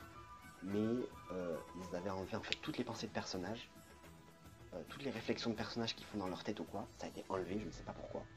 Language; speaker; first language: French; native; French